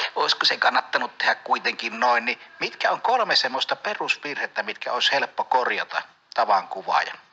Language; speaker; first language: Finnish; native; Finnish